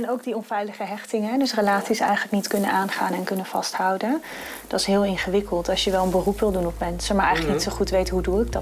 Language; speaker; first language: Dutch; native; Dutch